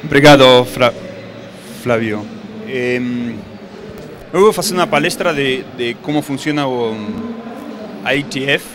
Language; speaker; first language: Portuguese; non-native, learner; Spanish